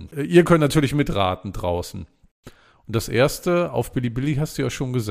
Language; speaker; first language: German; native; German